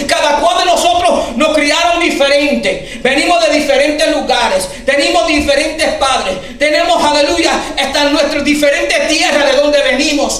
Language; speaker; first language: Spanish; early bilingual, heritage; Spanish